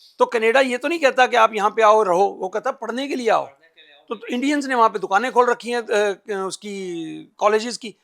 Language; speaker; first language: Hindi; non-native, local second language; Punjabi